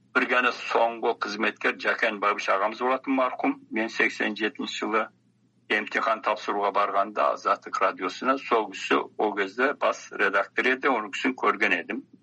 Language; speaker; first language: Kazakh; early bilingual, heritage; Kazakh